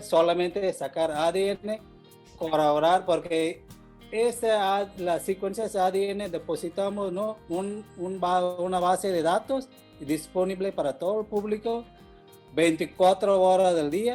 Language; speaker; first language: Spanish; non-native, fluent; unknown